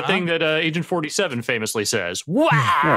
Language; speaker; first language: English; native; English